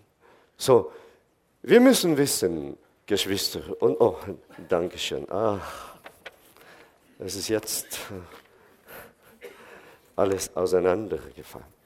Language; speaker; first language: German; non-native, fluent; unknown